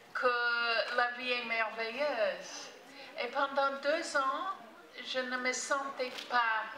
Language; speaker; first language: French; non-native, fluent; English